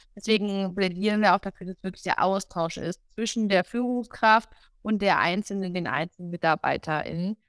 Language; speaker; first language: German; non-native, fluent; English